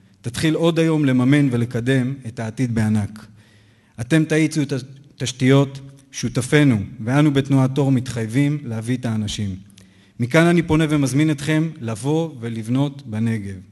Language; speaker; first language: Hebrew; native; Hebrew